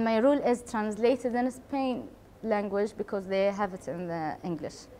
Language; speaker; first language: English; non-native, learner; Arabic